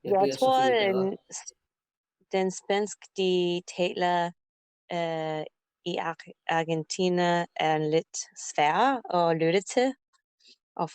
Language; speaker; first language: Danish; non-native, learner; English